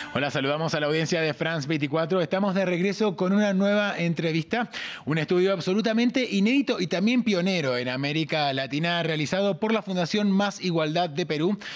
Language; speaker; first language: Spanish; native; Spanish